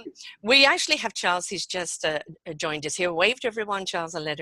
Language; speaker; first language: English; native; English